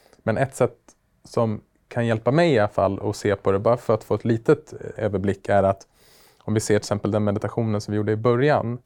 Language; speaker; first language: Swedish; native; Swedish